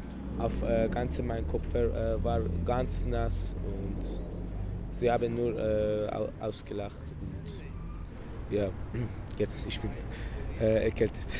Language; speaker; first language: German; non-native, learner; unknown